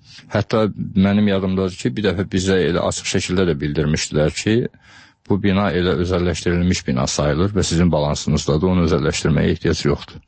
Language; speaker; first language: Azerbaijani; native; Azerbaijani